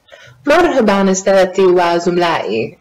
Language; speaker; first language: Arabic; non-native, learner; English